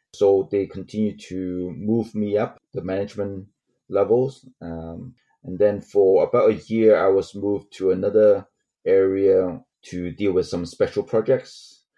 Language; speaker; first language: English; non-native, local second language; Cantonese